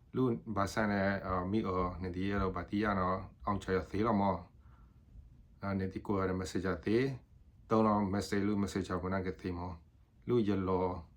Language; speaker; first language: Burmese; non-native, local second language; S'gaw Karen